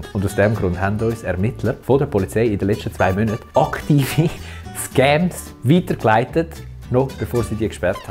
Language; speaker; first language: German; native; German